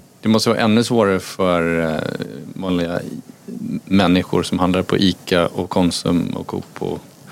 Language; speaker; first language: Swedish; native; Swedish